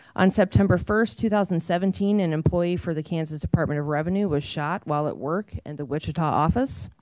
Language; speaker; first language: English; native; English